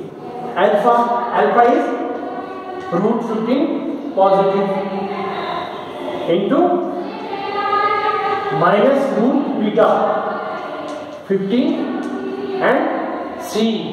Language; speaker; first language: Hindi; native; Hindi